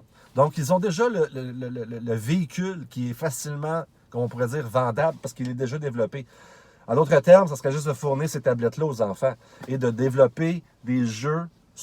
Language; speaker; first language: French; native; French